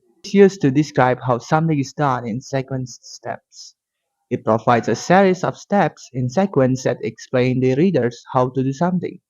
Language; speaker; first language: English; non-native, learner; Indonesian